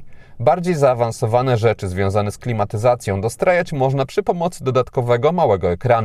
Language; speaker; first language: Polish; native; Polish